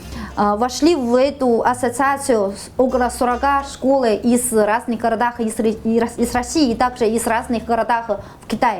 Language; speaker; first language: Russian; non-native, fluent; Chinese